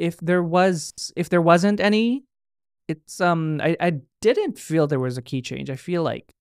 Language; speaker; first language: English; native; English